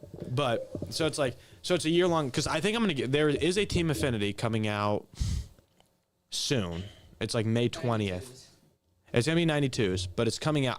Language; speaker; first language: English; native; English